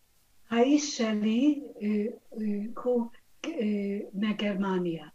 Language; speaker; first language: Hebrew; non-native, learner; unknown